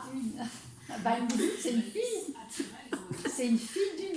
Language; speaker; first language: French; native; French